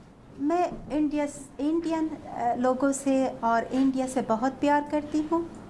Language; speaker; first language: Hindi; non-native, fluent; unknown